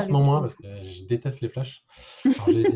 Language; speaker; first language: French; native; French